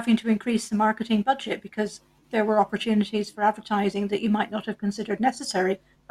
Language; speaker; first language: English; native; English